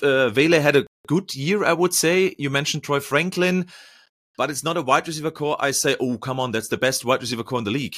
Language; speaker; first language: English; non-native, fluent; German